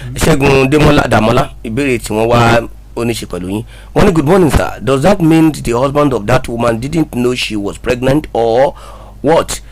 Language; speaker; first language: English; non-native, local second language; Yoruba